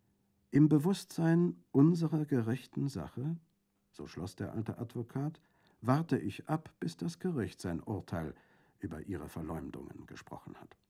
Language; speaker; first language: German; native; German